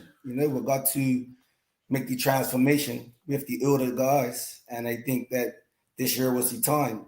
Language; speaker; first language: English; native; English